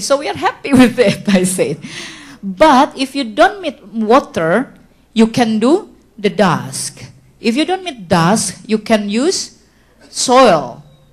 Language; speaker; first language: English; non-native, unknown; Indonesian